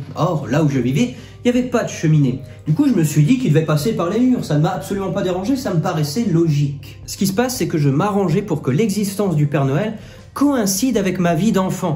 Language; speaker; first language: French; native; French